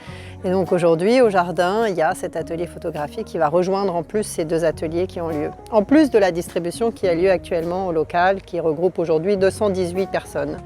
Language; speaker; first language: French; native; French